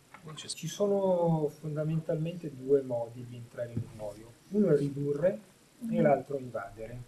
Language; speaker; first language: Italian; native; Italian